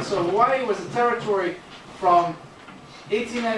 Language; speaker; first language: English; native; English